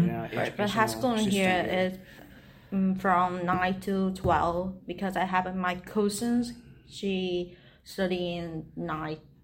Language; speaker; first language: English; non-native, learner; Vietnamese